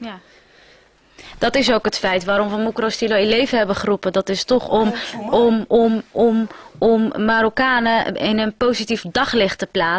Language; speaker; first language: Dutch; early bilingual, other home language; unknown